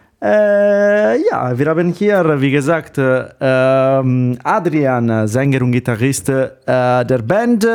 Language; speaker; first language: German; non-native, learner; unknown